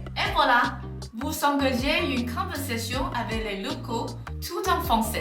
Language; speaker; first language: French; non-native, learner; English